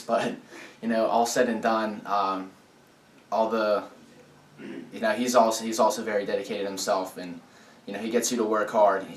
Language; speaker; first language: English; native; English